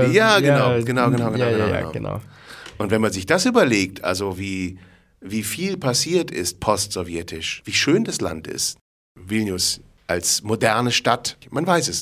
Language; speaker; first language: German; native; German